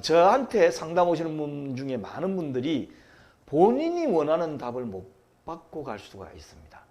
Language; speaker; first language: Korean; native; Korean